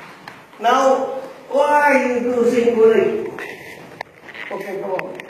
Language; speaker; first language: English; non-native, learner; Chinese